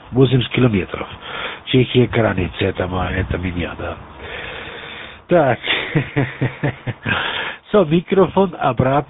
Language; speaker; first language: Russian; non-native, learner; German